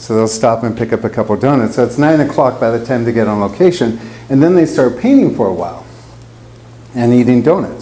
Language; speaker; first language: English; native; English